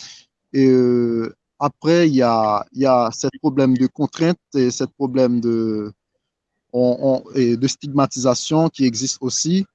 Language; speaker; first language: French; non-native, local second language; Haitian Creole